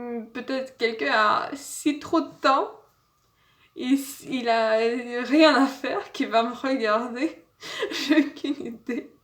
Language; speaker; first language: French; non-native, learner; Russian